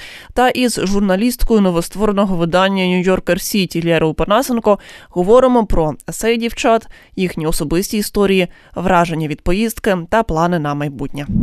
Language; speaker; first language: Ukrainian; native; Ukrainian